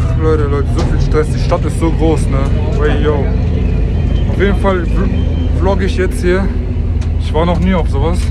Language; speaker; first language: German; early bilingual, other home language; Turkish